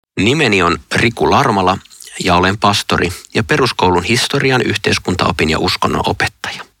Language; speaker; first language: Finnish; native; Finnish